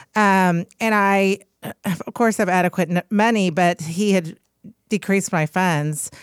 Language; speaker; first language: English; native; English